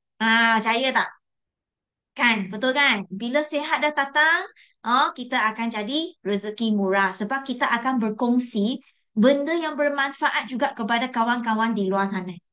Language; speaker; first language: Malay; non-native, local second language; Chinese